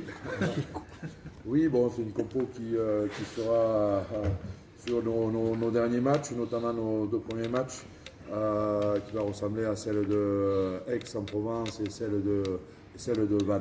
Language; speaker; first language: French; native; French